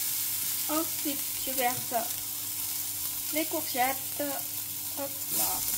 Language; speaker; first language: French; non-native, fluent; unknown